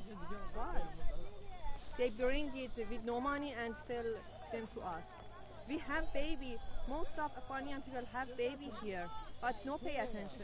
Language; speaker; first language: English; non-native, learner; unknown